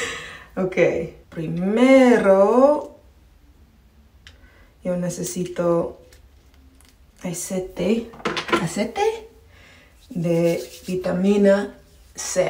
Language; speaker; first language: Spanish; non-native, learner; English